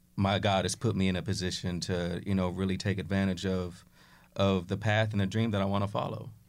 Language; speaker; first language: English; native; English